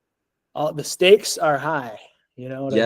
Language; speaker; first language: English; native; English